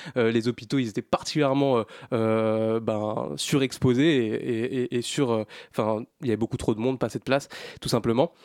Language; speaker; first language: French; native; French